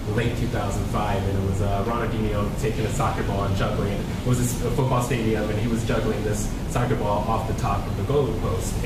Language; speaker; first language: English; native; English